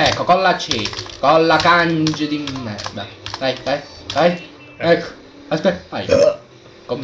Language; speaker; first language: Italian; native; Italian